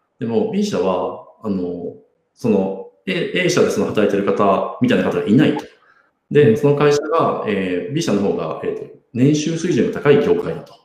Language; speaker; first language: Japanese; native; Japanese